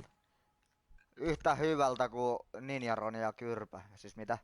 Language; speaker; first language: Finnish; native; Finnish